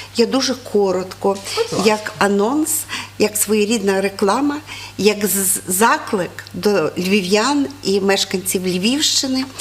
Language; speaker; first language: Ukrainian; native; Ukrainian